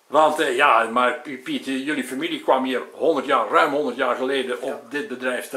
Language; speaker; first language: Dutch; native; Dutch